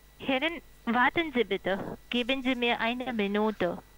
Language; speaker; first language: German; non-native, learner; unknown